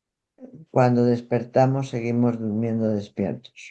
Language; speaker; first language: Spanish; native; Spanish